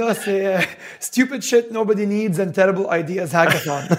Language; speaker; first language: French; non-native, fluent; English